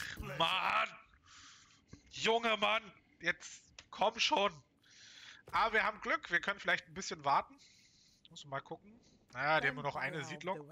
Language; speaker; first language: German; native; German